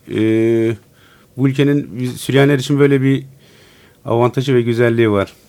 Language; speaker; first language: Turkish; non-native, local second language; Turoyo